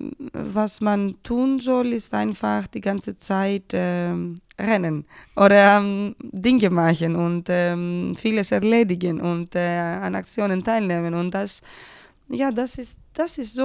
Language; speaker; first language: German; non-native, fluent; Greek